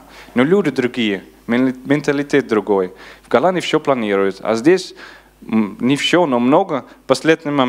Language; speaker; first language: Russian; non-native, learner; Dutch